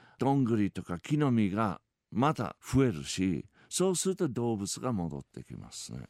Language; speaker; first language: Japanese; non-native, fluent; English